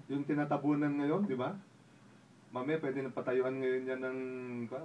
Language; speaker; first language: Filipino; non-native, local second language; Pangasinan